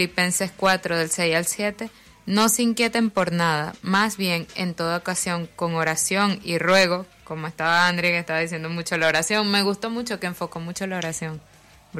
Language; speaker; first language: Spanish; native; Spanish